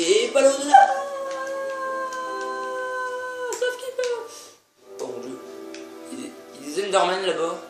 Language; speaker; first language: French; native; French